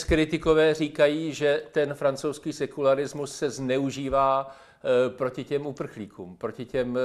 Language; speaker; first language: Czech; native; Czech